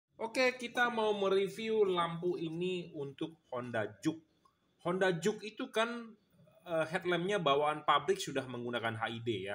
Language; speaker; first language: Indonesian; native; Indonesian